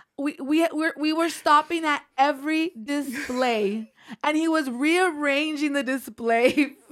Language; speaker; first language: English; native; English